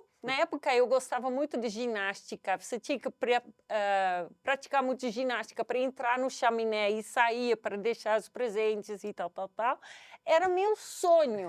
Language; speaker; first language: Portuguese; non-native, fluent; Dutch